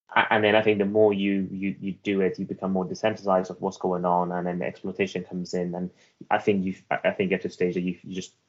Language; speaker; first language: English; early bilingual, other home language; Persian